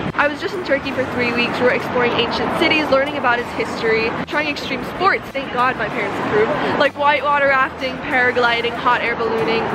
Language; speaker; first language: English; native; English